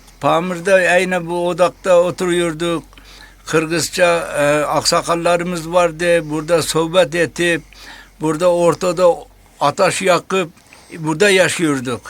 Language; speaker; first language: Turkish; non-native, learner; Kyrgyz